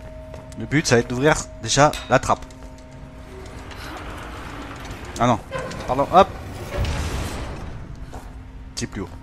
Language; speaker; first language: French; native; French